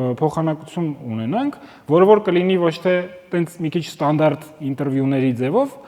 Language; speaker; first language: Armenian; early bilingual, heritage; Armenian